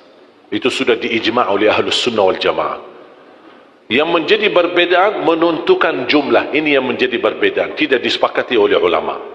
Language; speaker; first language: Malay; non-native, fluent; Arabic